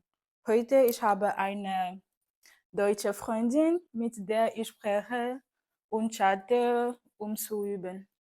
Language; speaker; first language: German; non-native, fluent; Fon